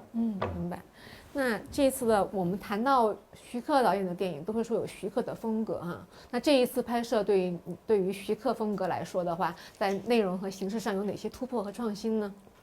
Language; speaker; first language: Chinese; native; Chinese